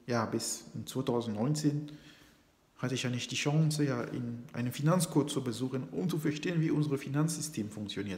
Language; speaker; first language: German; non-native, fluent; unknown